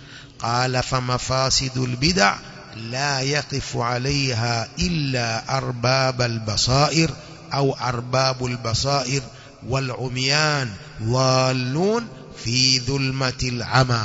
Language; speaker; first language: Arabic; non-native, fluent; Swahili